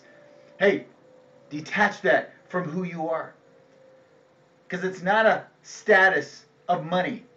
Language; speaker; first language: English; native; English